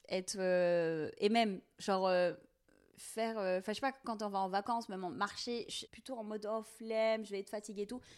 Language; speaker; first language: French; non-native, local second language; Kabyle